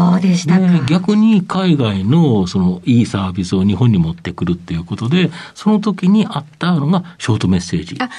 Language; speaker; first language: Japanese; native; Japanese